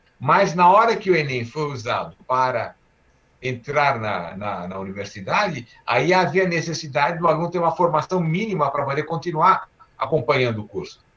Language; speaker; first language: Portuguese; early bilingual, other home language; Armenian